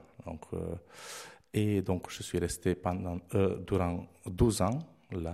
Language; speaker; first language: French; non-native, fluent; Romanian